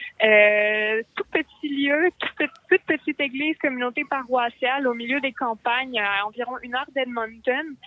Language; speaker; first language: French; native; French